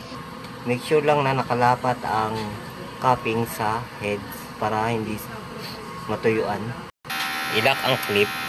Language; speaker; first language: Filipino; native; Filipino